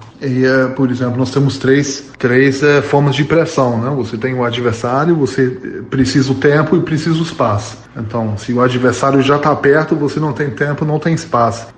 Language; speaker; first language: Portuguese; non-native, fluent; German